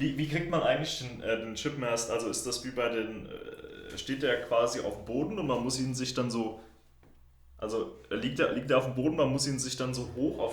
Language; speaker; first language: German; native; German